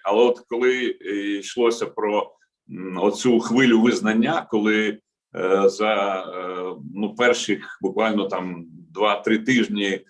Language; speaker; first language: Ukrainian; native; Ukrainian